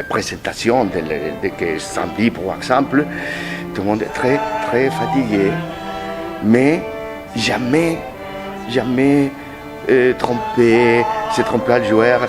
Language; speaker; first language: French; non-native, learner; Spanish